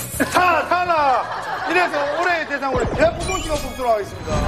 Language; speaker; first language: Korean; native; Korean